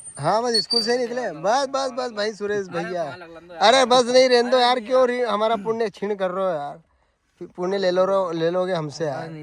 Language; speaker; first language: Hindi; native; Hindi